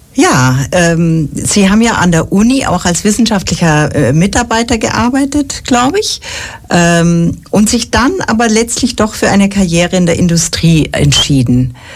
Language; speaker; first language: German; native; German